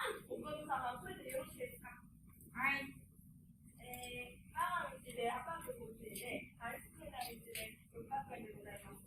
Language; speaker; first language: Japanese; non-native, learner; Korean